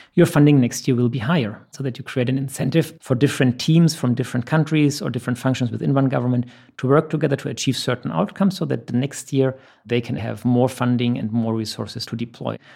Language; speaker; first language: English; non-native, fluent; German